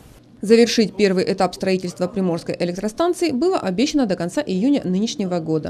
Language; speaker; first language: Russian; native; Russian